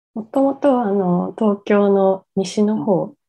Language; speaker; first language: Japanese; native; Japanese